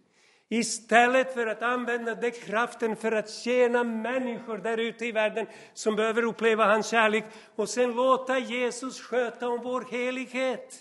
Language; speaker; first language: Swedish; non-native, fluent; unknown